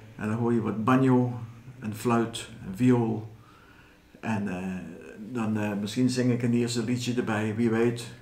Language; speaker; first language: Dutch; non-native, fluent; English